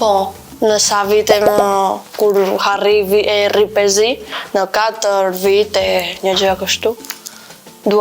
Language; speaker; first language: Albanian; early bilingual, heritage; Albanian